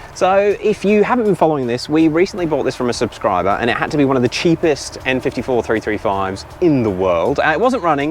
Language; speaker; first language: English; native; English